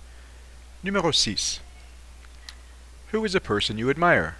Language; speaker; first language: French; non-native, fluent; English